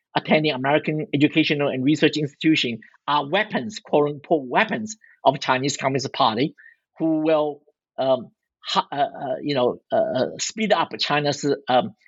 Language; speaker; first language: English; non-native, fluent; Chinese